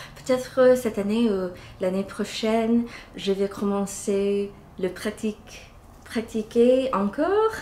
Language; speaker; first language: French; non-native, learner; English